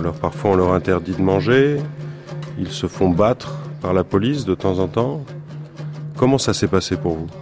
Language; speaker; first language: French; native; French